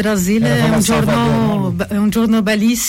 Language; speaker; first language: Italian; non-native, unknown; Portuguese